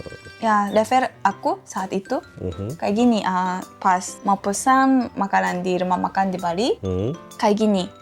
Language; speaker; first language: Indonesian; non-native, fluent; Japanese